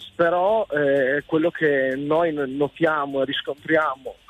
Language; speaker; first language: Italian; native; Italian